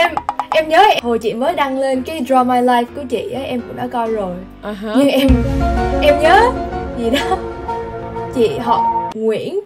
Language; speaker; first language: Vietnamese; early bilingual, heritage; Vietnamese